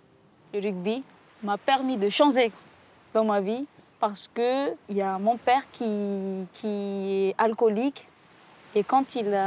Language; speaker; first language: French; non-native, local second language; Malagasy